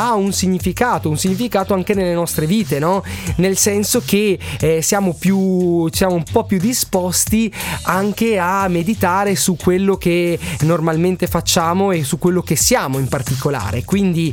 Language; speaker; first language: Italian; native; Italian